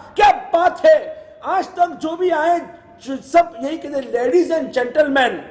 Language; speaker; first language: Hindi; non-native, local second language; Gujarati